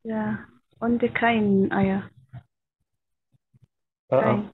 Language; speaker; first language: German; non-native, learner; Arabic